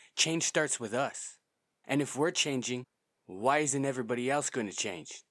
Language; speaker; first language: English; native; English